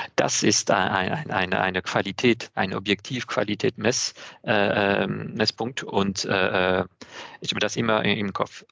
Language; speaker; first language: German; non-native, fluent; French